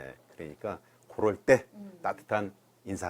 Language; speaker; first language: Korean; native; Korean